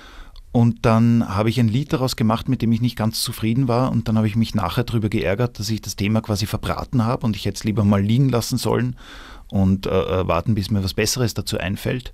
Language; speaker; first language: German; native; German